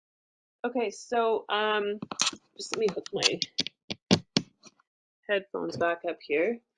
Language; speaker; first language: English; native; English